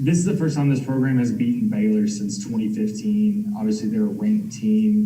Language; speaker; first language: English; native; English